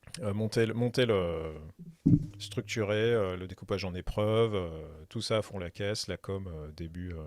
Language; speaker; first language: French; native; French